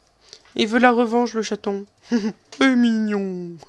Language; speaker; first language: French; native; French